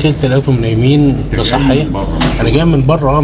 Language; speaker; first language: Arabic; native; Arabic